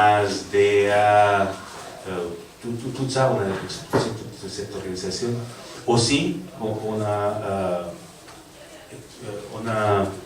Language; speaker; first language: French; non-native, learner; Spanish